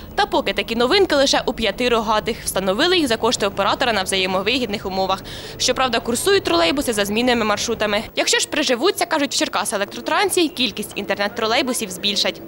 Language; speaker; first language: Ukrainian; native; Ukrainian